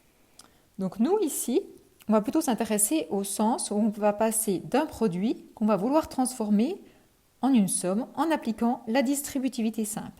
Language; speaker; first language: French; native; French